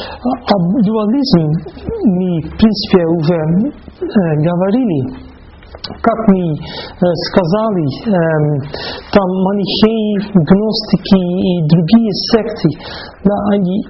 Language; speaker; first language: Russian; non-native, fluent; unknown